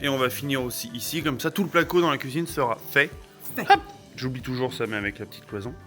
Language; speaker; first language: French; native; French